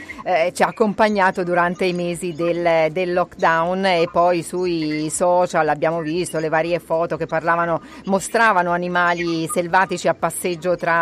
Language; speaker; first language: Italian; native; Italian